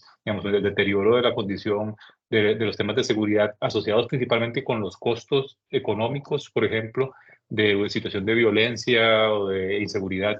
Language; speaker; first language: Spanish; native; Spanish